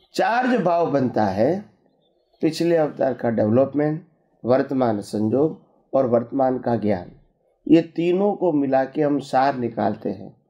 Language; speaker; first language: Hindi; non-native, local second language; Gujarati